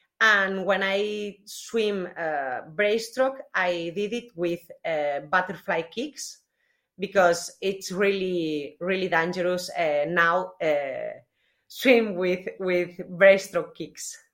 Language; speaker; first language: English; non-native, learner; Spanish